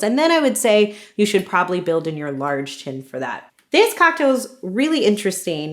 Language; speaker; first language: English; native; English